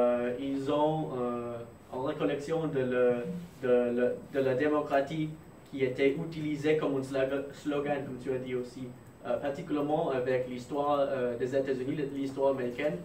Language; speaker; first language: French; non-native, fluent; English